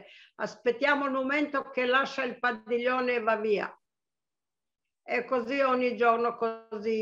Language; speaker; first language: Italian; non-native, local second language; Arabic